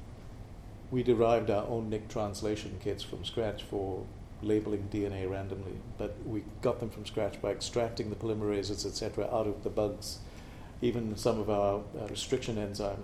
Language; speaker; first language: English; non-native, local second language; Tamil